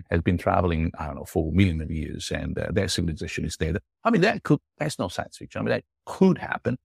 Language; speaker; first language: English; non-native, fluent; Italian